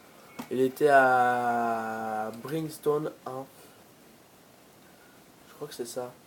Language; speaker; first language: French; native; French